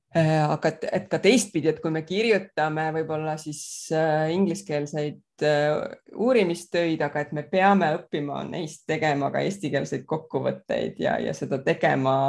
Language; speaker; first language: Estonian; native; Estonian